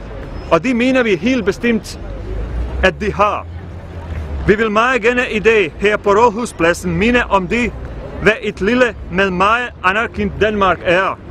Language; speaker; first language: Danish; non-native, fluent; Bosnian